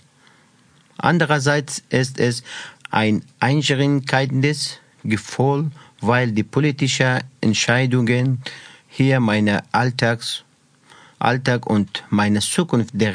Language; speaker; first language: German; non-native, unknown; Persian